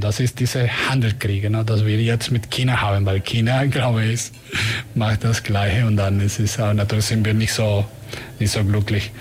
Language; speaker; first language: German; non-native, learner; Spanish